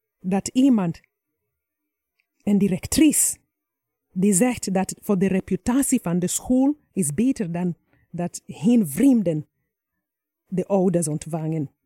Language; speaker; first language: Dutch; non-native, fluent; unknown